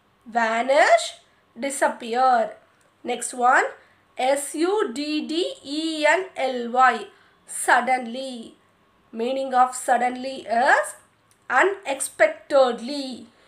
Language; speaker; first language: English; non-native, local second language; Tamil